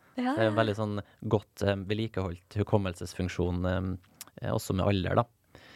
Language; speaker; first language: Norwegian; native; Norwegian